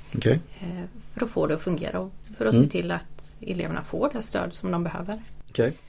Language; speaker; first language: Swedish; native; Swedish